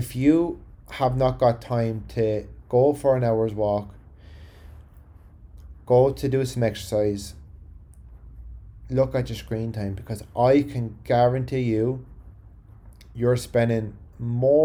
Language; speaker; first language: English; native; English